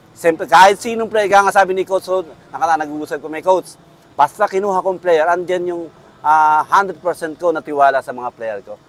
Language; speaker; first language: Filipino; native; Filipino